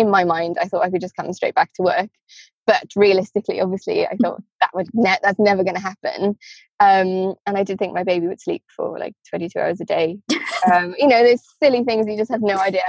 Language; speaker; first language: English; native; English